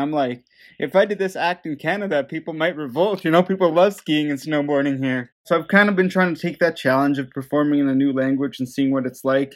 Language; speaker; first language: English; non-native, fluent; Dutch